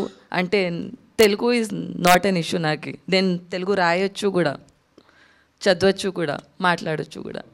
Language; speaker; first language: Telugu; non-native, local second language; Hindi